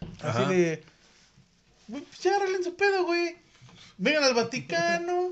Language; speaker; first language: Spanish; native; Spanish